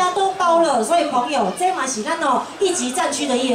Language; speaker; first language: Chinese; native; Chinese